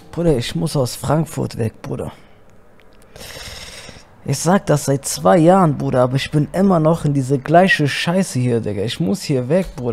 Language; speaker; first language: German; native; German